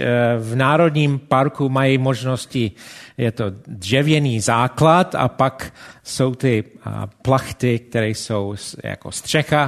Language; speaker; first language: Czech; non-native, fluent; English